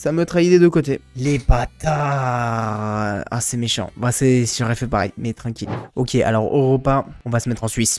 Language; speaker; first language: French; native; French